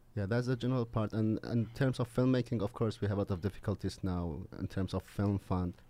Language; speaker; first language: English; non-native, fluent; Arabic